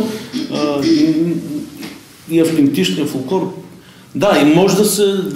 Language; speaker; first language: Bulgarian; native; Bulgarian